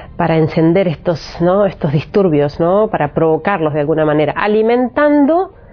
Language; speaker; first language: Spanish; native; Spanish